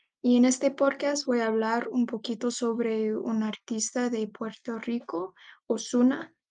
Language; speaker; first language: Spanish; non-native, learner; English